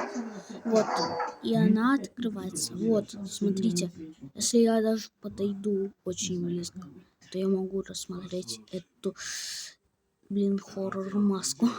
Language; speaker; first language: Russian; native; Russian